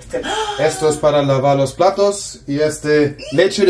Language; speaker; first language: Spanish; non-native, learner; German